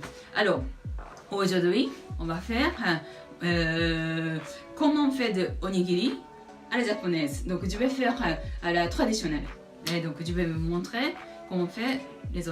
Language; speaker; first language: French; non-native, fluent; Japanese